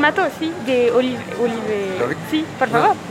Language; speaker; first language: Spanish; non-native, learner; French